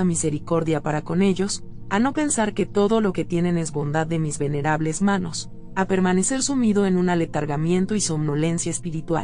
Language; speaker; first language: Spanish; native; Spanish